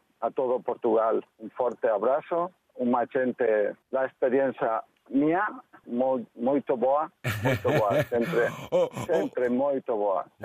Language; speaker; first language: Portuguese; non-native, learner; Spanish